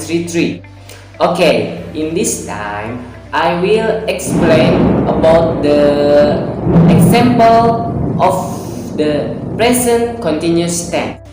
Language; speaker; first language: English; non-native, learner; Indonesian